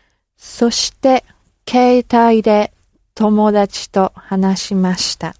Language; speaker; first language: Japanese; non-native, learner; English